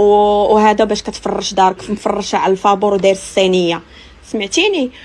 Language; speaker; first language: Arabic; native; Arabic